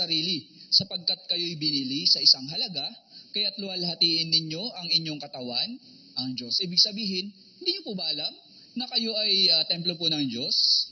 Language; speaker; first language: Filipino; native; Filipino